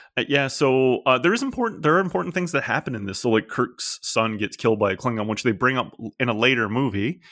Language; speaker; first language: English; native; English